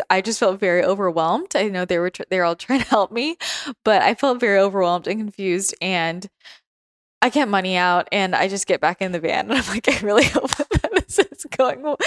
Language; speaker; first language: English; native; English